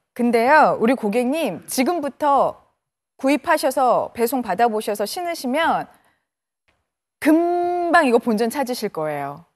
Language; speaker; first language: Korean; native; Korean